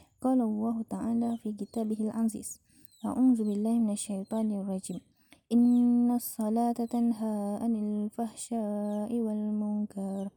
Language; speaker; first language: Arabic; non-native, learner; Malay